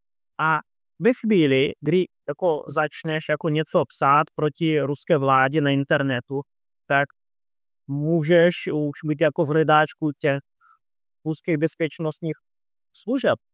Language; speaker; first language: Czech; non-native, fluent; Russian